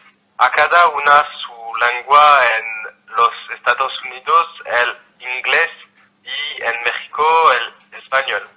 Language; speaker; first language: Spanish; non-native, learner; French